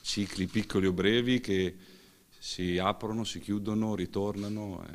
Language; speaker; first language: Italian; native; Italian